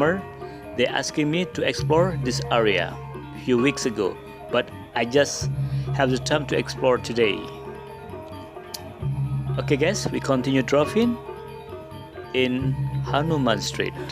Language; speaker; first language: English; non-native, learner; Indonesian